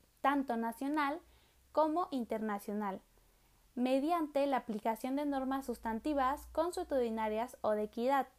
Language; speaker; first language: Spanish; native; Spanish